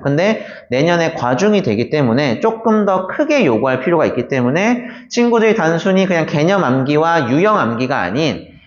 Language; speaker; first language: Korean; native; Korean